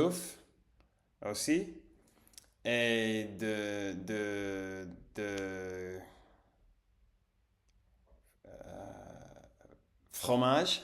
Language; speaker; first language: French; non-native, learner; English